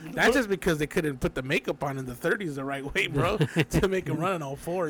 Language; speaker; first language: English; early bilingual, other home language; Spanish